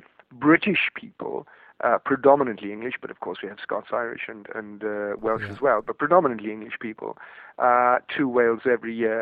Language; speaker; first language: English; non-native, local second language; Welsh